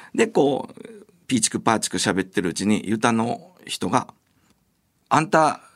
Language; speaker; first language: Japanese; native; Japanese